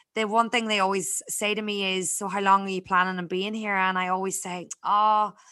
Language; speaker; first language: English; native; English